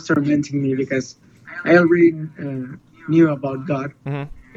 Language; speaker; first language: English; non-native, fluent; Spanish